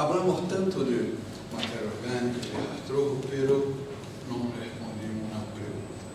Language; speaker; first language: Spanish; non-native, fluent; Portuguese